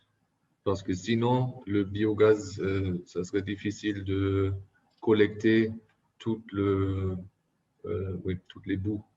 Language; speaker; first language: French; non-native, fluent; German